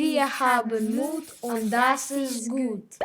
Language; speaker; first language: German; non-native, learner; Slovenian